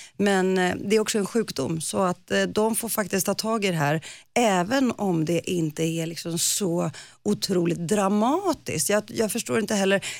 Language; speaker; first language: Swedish; early bilingual, other home language; Greek